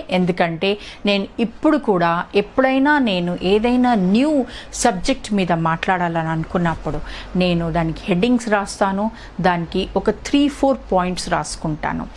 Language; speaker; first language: Telugu; early bilingual, heritage; Telugu